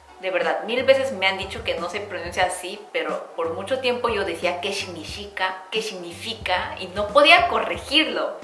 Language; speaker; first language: Spanish; non-native, fluent; Korean